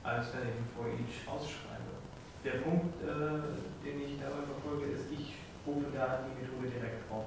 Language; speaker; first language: German; native; German